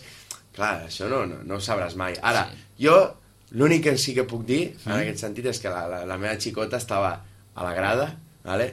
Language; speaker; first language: Catalan; native; Catalan